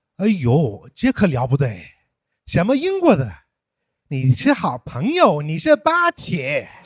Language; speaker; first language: Chinese; non-native, fluent; English